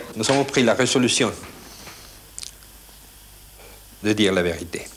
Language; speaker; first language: French; non-native, fluent; Spanish